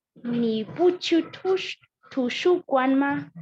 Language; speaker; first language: Chinese; non-native, learner; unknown